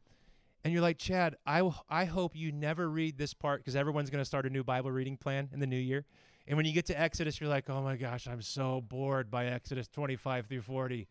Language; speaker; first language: English; native; English